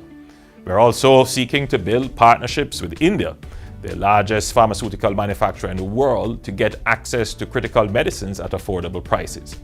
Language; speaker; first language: English; native; English